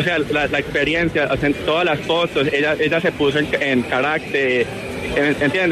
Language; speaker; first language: Spanish; early bilingual, heritage; Spanish